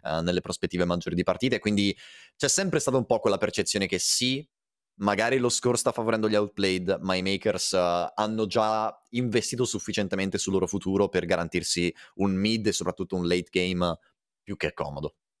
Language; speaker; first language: Italian; native; Italian